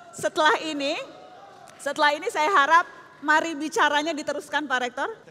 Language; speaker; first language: Indonesian; native; Indonesian